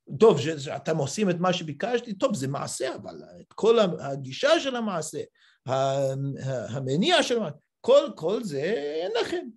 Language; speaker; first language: Hebrew; non-native, fluent; English